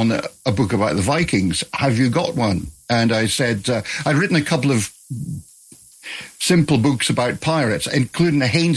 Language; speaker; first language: English; native; English